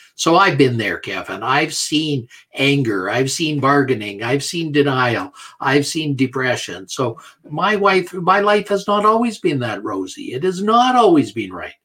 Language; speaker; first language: English; native; English